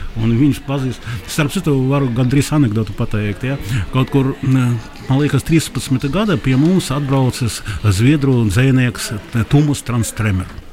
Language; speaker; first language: Latvian; non-native, local second language; Russian